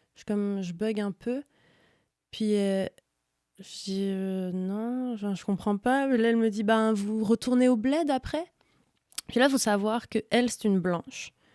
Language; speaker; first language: French; native; French